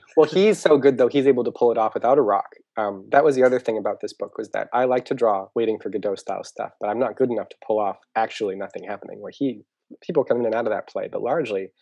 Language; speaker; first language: English; native; English